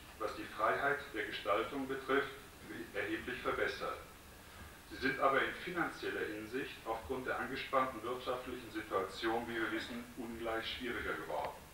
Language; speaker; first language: German; native; German